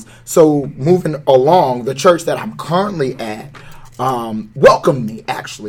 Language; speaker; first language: English; native; English